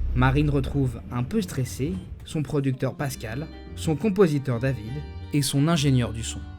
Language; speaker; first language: French; native; French